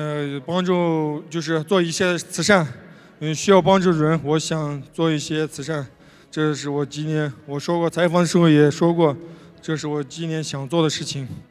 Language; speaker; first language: Chinese; non-native, local second language; Kazakh